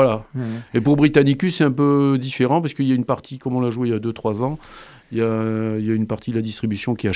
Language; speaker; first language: French; native; French